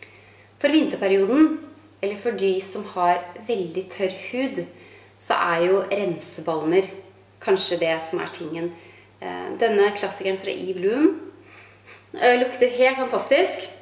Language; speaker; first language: Norwegian; native; Norwegian